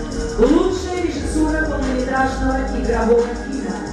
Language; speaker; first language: Russian; native; Russian